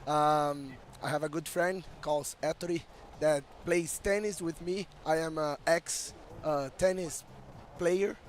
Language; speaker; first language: English; non-native, fluent; Portuguese